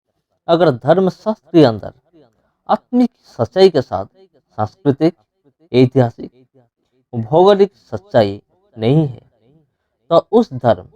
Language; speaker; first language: Hindi; non-native, local second language; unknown